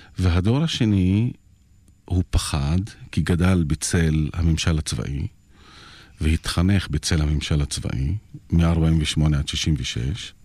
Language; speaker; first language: Hebrew; non-native, local second language; Arabic